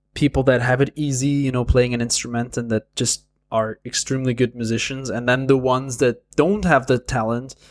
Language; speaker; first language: English; non-native, fluent; Portuguese